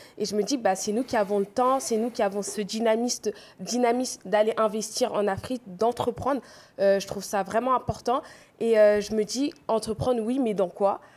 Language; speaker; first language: French; native; French